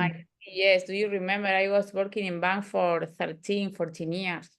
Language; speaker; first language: English; non-native, learner; Spanish